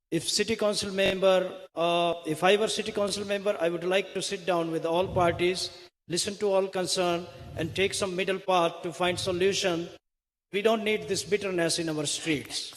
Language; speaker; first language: English; non-native, local second language; Hindi